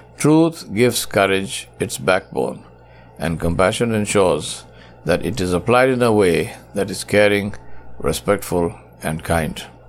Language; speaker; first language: English; non-native, local second language; Urdu